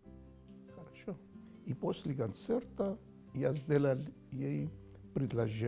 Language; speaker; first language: Russian; non-native, fluent; Greek